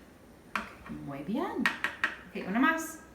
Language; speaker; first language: Spanish; non-native, learner; English